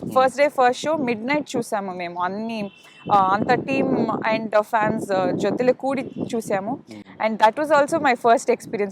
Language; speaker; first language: Telugu; non-native, learner; Kannada